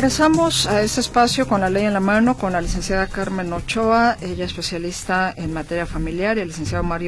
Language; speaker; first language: Spanish; native; Spanish